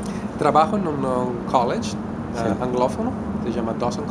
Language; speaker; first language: Spanish; non-native, fluent; Portuguese